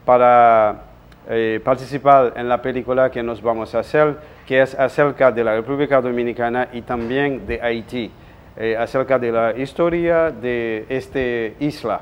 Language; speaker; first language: Spanish; non-native, fluent; Haitian Creole